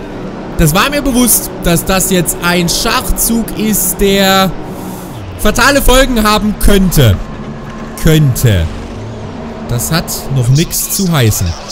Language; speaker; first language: German; native; German